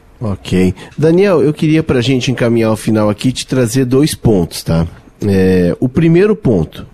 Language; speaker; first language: Portuguese; native; Portuguese